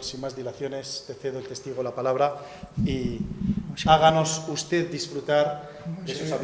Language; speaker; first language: Spanish; native; Spanish